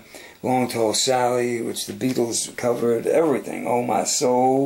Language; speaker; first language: English; native; English